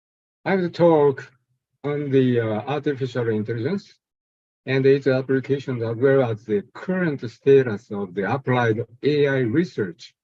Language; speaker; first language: English; non-native, fluent; Japanese